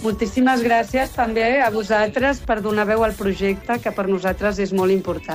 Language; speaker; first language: Catalan; non-native, local second language; Spanish